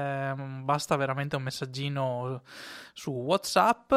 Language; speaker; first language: Italian; native; Italian